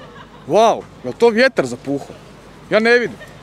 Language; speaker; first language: Croatian; native; Croatian